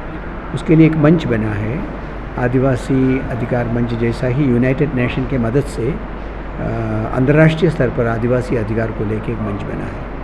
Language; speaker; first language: Hindi; native; Hindi